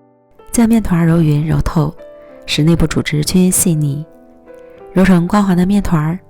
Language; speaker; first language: Chinese; native; Chinese